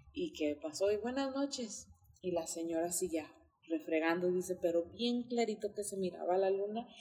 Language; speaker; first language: Spanish; early bilingual, heritage; Spanish